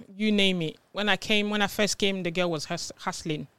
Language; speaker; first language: English; non-native, fluent; French